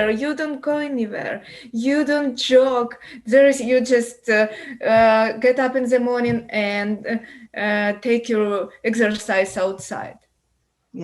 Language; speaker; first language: English; non-native, learner; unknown